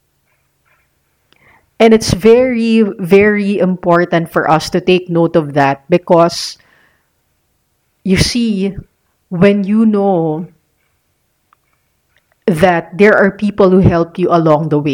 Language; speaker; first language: English; non-native, local second language; Filipino